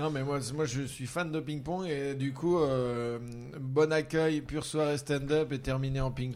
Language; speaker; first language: French; native; French